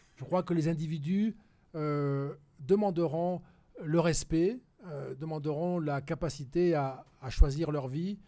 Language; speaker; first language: French; native; French